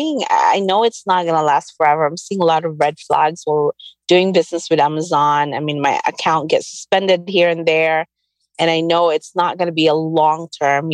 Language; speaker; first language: English; non-native, local second language; Cebuano